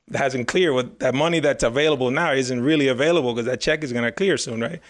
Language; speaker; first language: English; early bilingual, other home language; Spanish